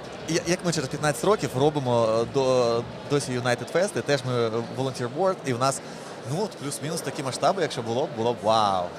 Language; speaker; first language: Ukrainian; native; Ukrainian